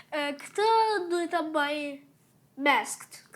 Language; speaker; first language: Albanian; early bilingual, heritage; Albanian